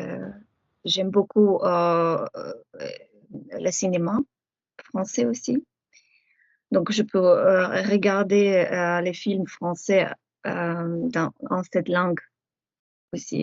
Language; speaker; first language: French; non-native, fluent; Ukrainian